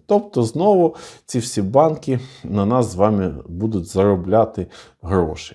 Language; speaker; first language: Ukrainian; non-native, local second language; Russian